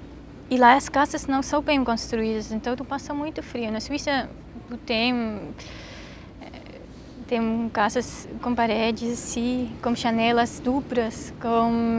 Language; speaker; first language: Portuguese; non-native, fluent; Swiss German